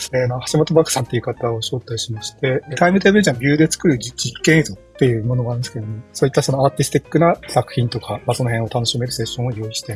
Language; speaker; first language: Japanese; native; Japanese